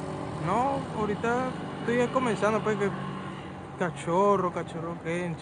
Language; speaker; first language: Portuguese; non-native, learner; Spanish